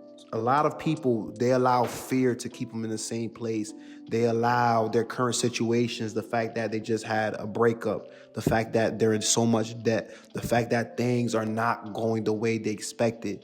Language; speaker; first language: English; native; English